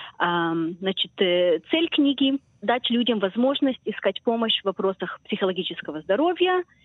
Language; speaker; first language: Russian; early bilingual, heritage; Russian